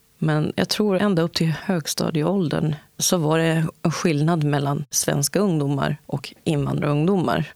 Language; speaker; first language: Swedish; early bilingual, other home language; Kurdish